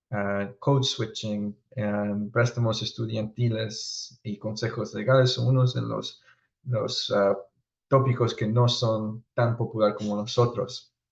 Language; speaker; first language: Spanish; early bilingual, heritage; Spanish